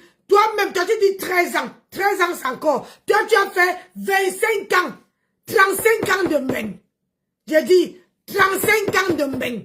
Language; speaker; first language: French; non-native, local second language; Lingala